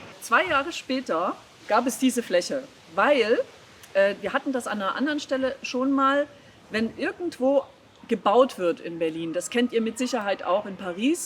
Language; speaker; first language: German; native; German